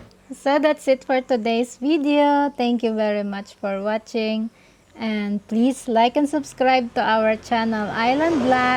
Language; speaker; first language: English; non-native, local second language; Filipino